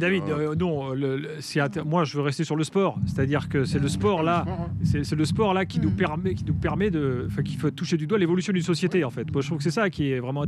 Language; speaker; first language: French; native; French